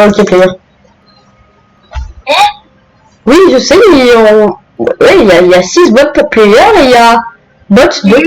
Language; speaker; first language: French; native; French